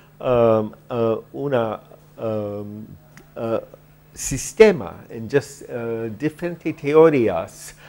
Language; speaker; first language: Spanish; non-native, learner; English